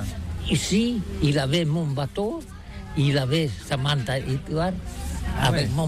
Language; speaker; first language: French; non-native, learner; Catalan